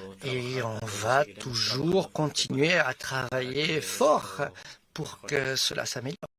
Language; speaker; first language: French; non-native, fluent; Spanish